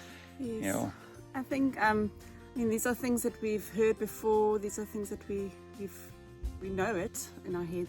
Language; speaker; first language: English; non-native, local second language; Afrikaans